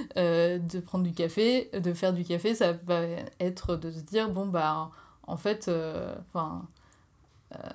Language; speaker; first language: French; native; French